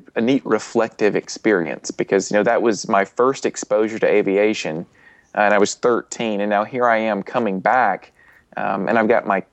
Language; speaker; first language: English; native; English